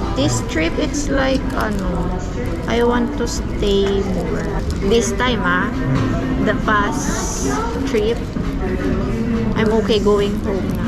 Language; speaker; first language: English; non-native, local second language; Filipino